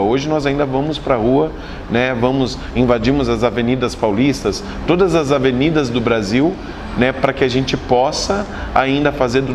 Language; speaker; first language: Portuguese; native; Portuguese